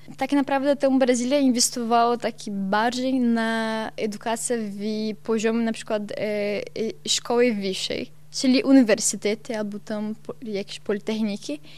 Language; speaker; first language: Polish; non-native, learner; Portuguese